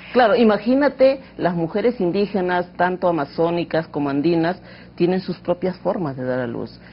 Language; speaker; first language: Spanish; non-native, local second language; Quechua